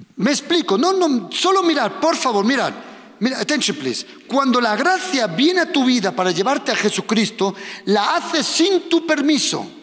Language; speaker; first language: Spanish; non-native, fluent; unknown